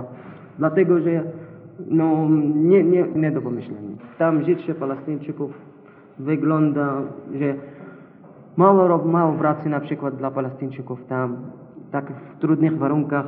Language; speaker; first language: Polish; non-native, fluent; Arabic